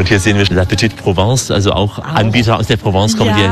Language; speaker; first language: German; native; German